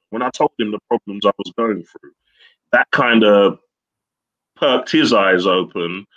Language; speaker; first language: English; native; English